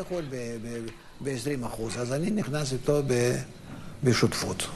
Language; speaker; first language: Hebrew; non-native, fluent; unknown